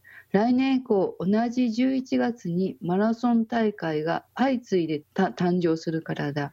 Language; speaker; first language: Japanese; native; Japanese